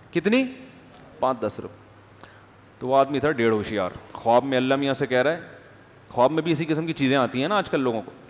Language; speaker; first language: Urdu; native; Urdu